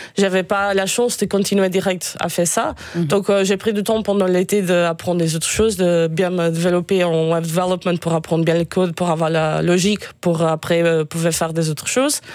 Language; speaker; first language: French; non-native, fluent; Portuguese